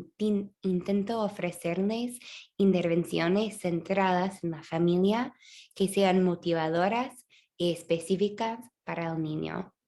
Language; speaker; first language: Spanish; non-native, fluent; English